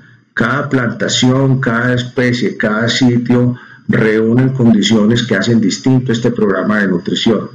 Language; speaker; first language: Spanish; native; Spanish